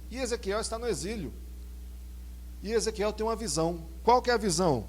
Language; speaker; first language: Portuguese; native; Portuguese